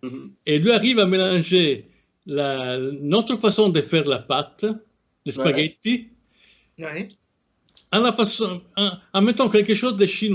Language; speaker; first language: French; non-native, fluent; Italian